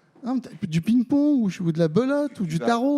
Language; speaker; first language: French; native; French